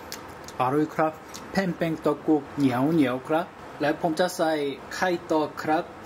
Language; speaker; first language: Thai; non-native, learner; Korean